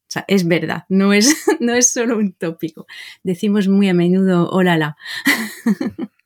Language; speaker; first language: Spanish; non-native, fluent; French